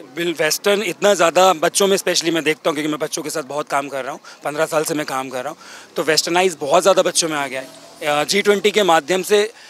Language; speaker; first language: Hindi; native; Hindi